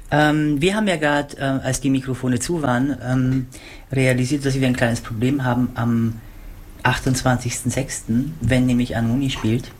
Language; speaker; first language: German; native; German